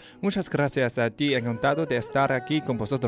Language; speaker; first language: Spanish; non-native, learner; Chinese